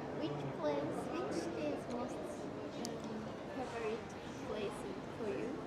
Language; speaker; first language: English; non-native, learner; Japanese